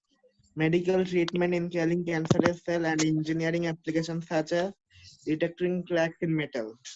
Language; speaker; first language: English; non-native, local second language; Bangla